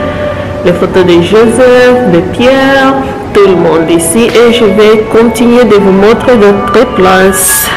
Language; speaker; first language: French; non-native, local second language; Lingala